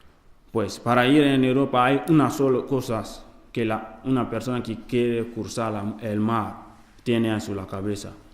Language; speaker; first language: Spanish; non-native, learner; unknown